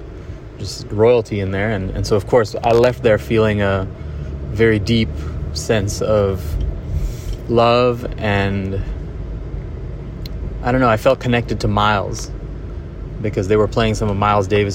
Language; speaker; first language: English; non-native, local second language; Hindi